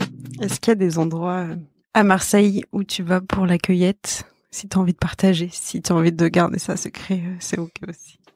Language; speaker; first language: French; native; French